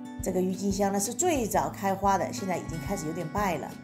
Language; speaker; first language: Chinese; native; Chinese